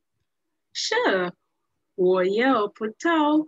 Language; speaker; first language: Chinese; non-native, learner; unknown